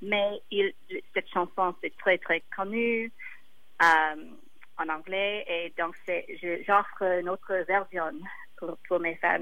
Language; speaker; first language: French; non-native, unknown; English